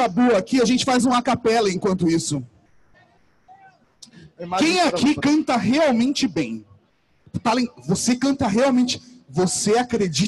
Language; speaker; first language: Portuguese; native; Portuguese